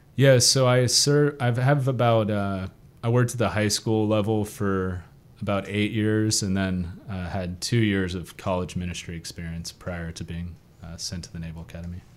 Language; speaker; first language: English; native; English